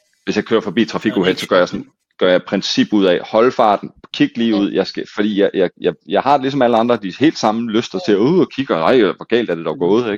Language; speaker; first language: Danish; native; Danish